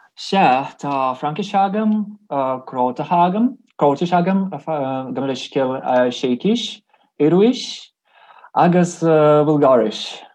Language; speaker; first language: Irish; non-native, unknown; Russian